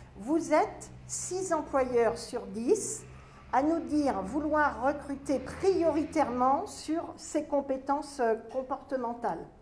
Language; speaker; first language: French; native; French